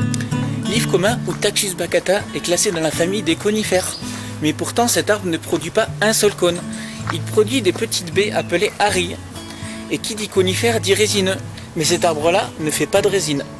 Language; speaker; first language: French; native; French